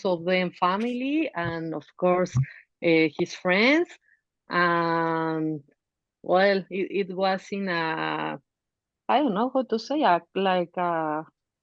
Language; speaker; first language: English; non-native, fluent; Spanish